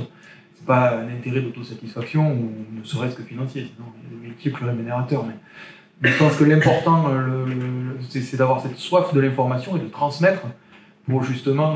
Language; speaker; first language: French; native; French